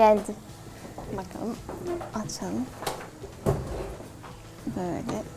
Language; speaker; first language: Turkish; non-native, learner; Arabic